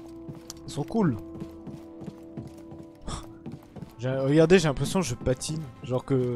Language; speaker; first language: French; native; French